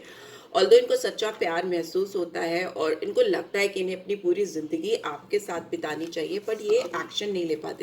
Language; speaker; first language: Hindi; native; Hindi